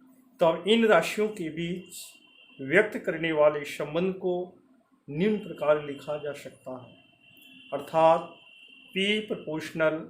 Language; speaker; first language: Hindi; native; Hindi